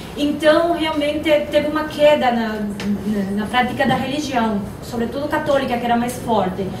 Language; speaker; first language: Portuguese; non-native, fluent; Spanish